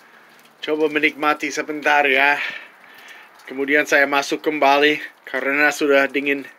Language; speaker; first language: Indonesian; non-native, fluent; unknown